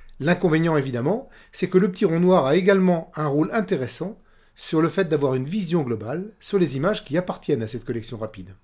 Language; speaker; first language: French; native; French